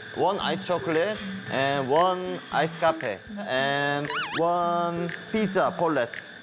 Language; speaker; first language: English; non-native, learner; Korean